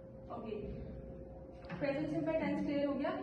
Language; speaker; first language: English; non-native, learner; Urdu